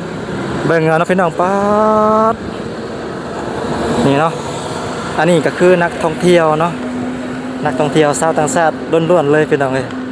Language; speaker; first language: Thai; non-native, local second language; Northeastern Thai